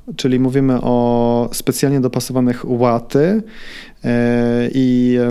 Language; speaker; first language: Polish; early bilingual, heritage; Polish